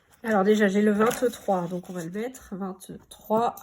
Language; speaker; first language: French; native; French